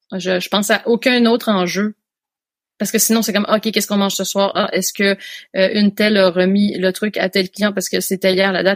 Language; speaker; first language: French; native; French